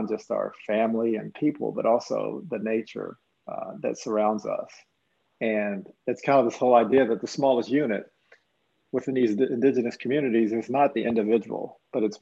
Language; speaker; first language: English; native; English